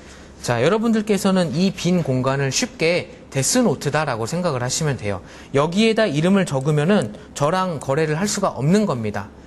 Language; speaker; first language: Korean; native; Korean